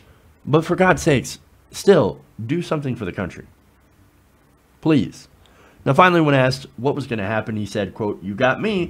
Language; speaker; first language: English; native; English